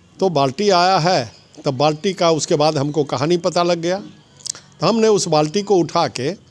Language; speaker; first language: Hindi; native; Hindi